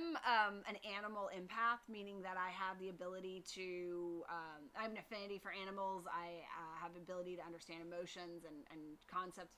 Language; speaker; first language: English; native; English